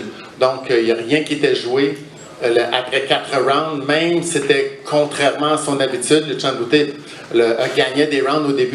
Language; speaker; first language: French; native; French